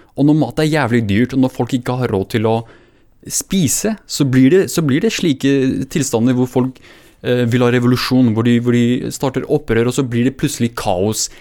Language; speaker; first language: Norwegian; early bilingual, other home language; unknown